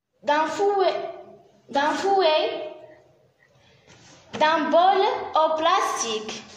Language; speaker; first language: French; non-native, learner; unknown